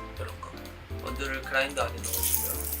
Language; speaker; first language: Korean; native; Korean